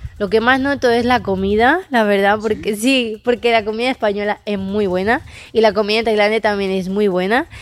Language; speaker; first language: Spanish; native; Spanish